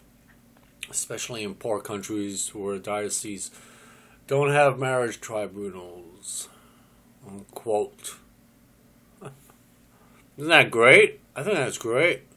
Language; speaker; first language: English; native; English